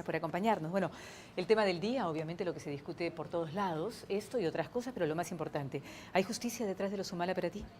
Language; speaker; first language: Spanish; native; Spanish